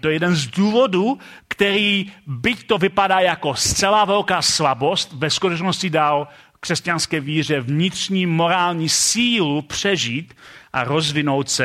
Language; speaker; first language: Czech; native; Czech